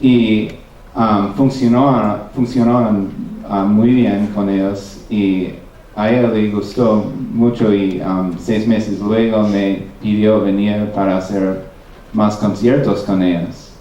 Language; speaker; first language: Spanish; non-native, fluent; English